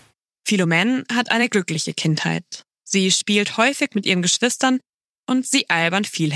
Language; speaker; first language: German; native; German